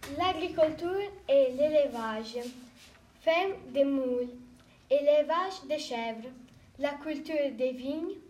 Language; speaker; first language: French; non-native, learner; Italian